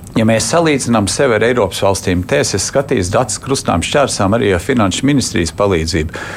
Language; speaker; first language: Latvian; early bilingual, heritage; Latvian